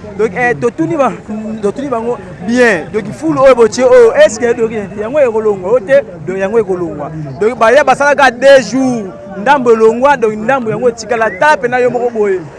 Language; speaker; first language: Lingala; native; Lingala